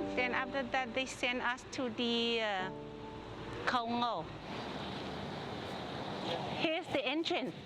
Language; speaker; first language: English; non-native, learner; Cantonese